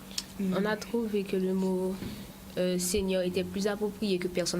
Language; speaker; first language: French; native; French